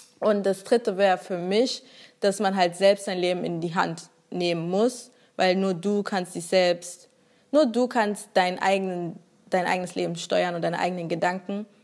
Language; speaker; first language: German; early bilingual, other home language; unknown